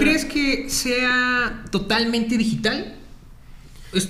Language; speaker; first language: Spanish; native; Spanish